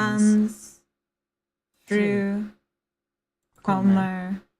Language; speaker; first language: Swedish; non-native, learner; English